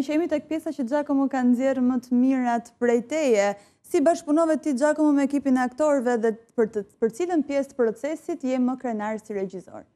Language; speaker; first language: Albanian; native; Albanian